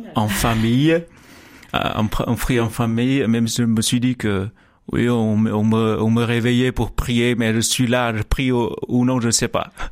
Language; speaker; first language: French; non-native, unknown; Vietnamese